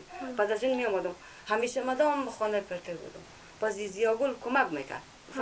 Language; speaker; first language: Persian; native; Persian